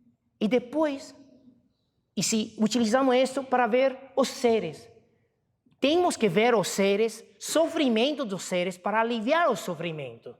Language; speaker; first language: Portuguese; non-native, fluent; Chinese